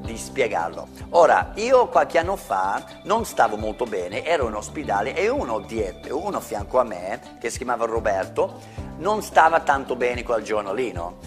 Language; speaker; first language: Italian; non-native, fluent; English